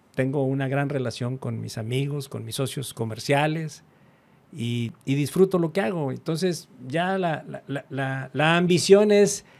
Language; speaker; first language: Spanish; native; Spanish